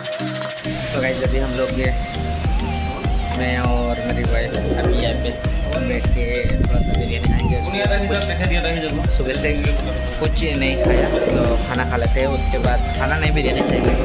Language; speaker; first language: Hindi; non-native, local second language; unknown